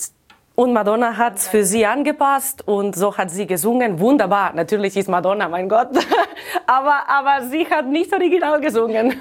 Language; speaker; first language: German; non-native, fluent; Catalan